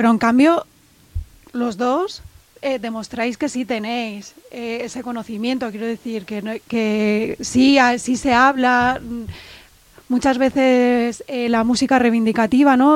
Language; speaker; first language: Spanish; native; Spanish